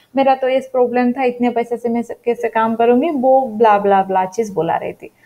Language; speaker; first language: Hindi; non-native, local second language; Odia